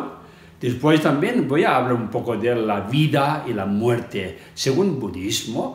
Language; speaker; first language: Spanish; non-native, fluent; Tibetan